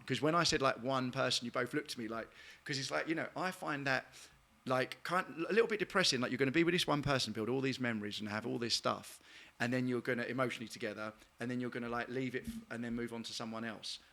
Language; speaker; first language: English; native; English